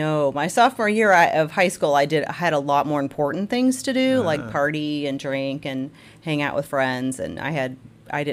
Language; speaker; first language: English; native; English